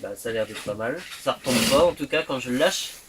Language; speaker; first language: French; native; French